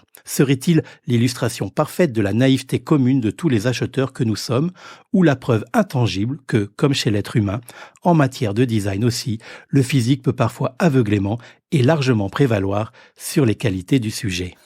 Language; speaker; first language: French; native; French